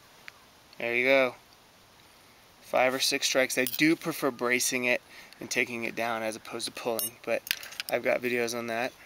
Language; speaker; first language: English; native; English